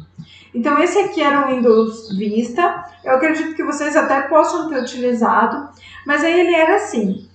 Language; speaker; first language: Portuguese; native; Portuguese